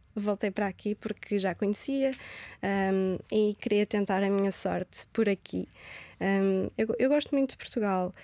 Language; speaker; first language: Portuguese; early bilingual, other home language; Romanian